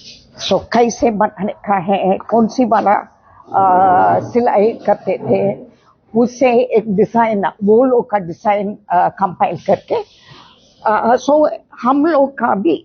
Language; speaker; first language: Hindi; non-native, local second language; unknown